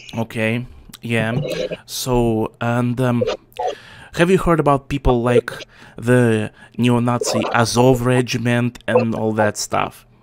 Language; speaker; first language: English; non-native, fluent; Russian